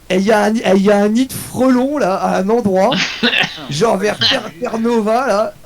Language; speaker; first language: French; native; French